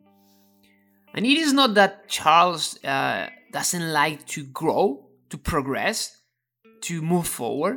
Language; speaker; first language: English; non-native, fluent; Spanish